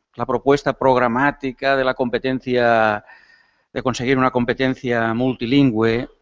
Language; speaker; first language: Spanish; non-native, local second language; Catalan